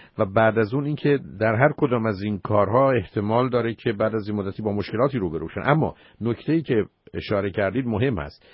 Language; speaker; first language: Persian; native; Persian